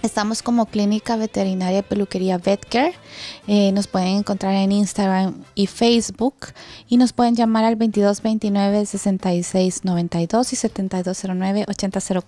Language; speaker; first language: Spanish; native; Spanish